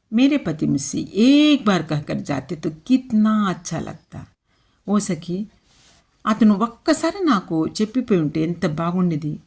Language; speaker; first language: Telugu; non-native, local second language; Urdu